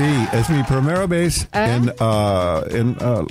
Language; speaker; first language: Spanish; non-native, learner; English